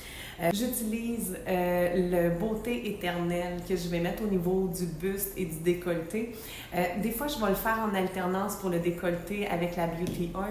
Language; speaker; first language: French; native; French